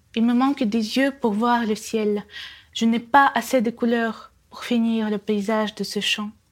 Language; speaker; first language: French; non-native, fluent; Russian